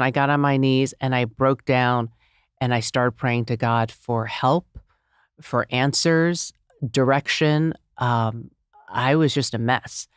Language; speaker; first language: English; native; English